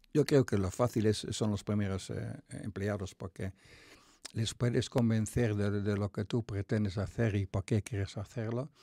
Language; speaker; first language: Spanish; non-native, fluent; Dutch